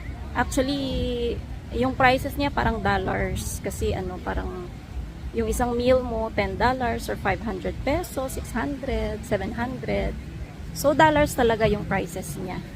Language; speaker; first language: Filipino; non-native, local second language; Hiligaynon